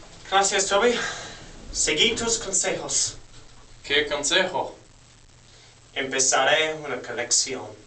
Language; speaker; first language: Spanish; non-native, learner; English